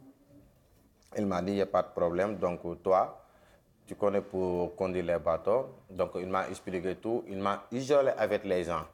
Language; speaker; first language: French; non-native, local second language; Wolof